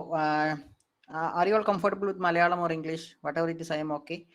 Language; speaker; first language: English; non-native, local second language; Malayalam